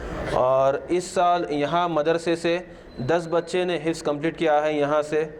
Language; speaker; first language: Urdu; native; Urdu